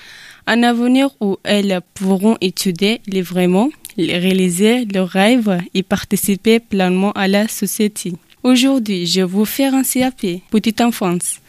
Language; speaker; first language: French; non-native, learner; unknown